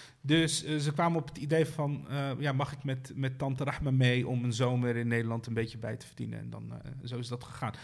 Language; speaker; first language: Dutch; early bilingual, other home language; Arabic